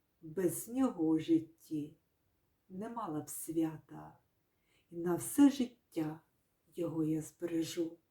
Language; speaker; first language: Ukrainian; native; Ukrainian